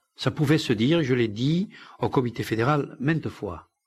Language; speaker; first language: French; native; French